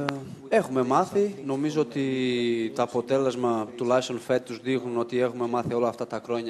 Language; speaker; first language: Greek; non-native, fluent; Portuguese